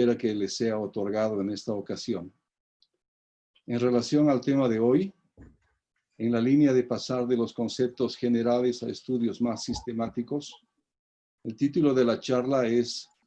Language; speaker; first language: Spanish; native; Spanish